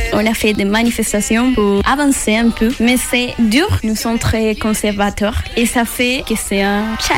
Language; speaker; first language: French; non-native, learner; Spanish